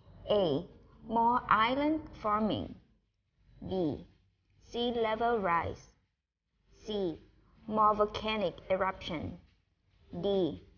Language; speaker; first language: English; non-native, fluent; Thai